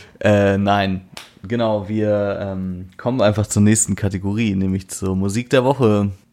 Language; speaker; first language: German; native; German